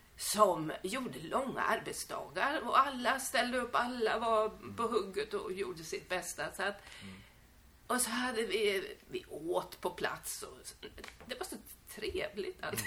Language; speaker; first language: Swedish; native; Swedish